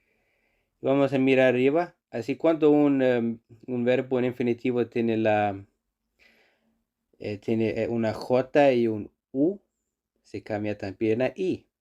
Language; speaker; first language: Spanish; non-native, fluent; Icelandic